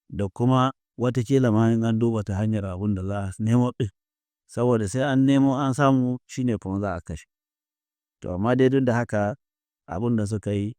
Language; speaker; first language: Hausa; native; Hausa